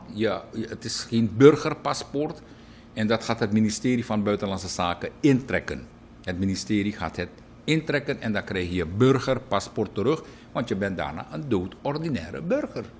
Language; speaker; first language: Dutch; native; Dutch